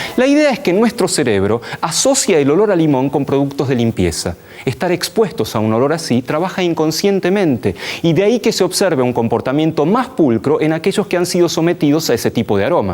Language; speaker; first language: Spanish; native; Spanish